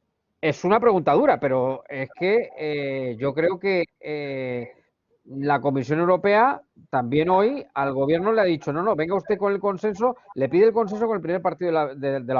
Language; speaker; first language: Spanish; native; Spanish